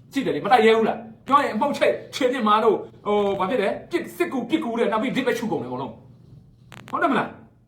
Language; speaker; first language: Burmese; non-native, local second language; Shwe Palaung